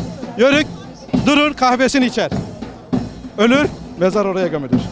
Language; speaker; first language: Turkish; native; Turkish